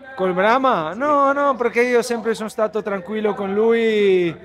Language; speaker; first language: Italian; non-native, fluent; Spanish